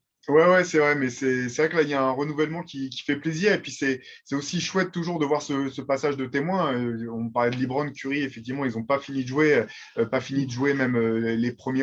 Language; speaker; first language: French; native; French